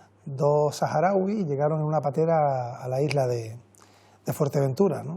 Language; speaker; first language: Spanish; native; Spanish